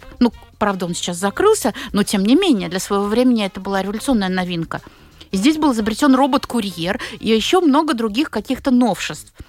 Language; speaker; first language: Russian; native; Russian